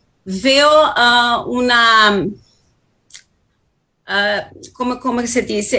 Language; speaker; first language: Spanish; non-native, fluent; Portuguese